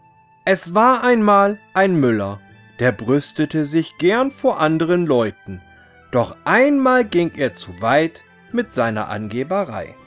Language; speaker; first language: German; native; German